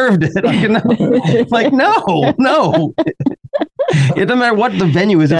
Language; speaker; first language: English; native; English